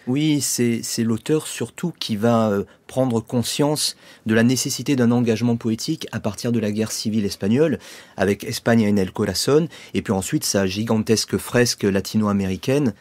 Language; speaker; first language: French; native; French